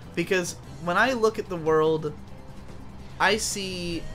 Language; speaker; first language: English; native; English